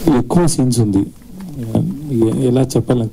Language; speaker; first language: Telugu; non-native, learner; Tamil